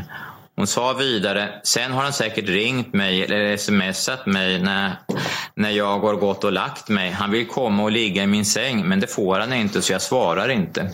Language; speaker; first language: Swedish; native; Swedish